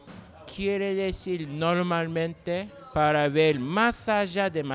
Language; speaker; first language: Spanish; non-native, learner; Japanese